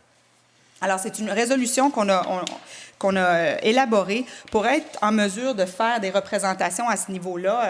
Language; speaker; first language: French; native; French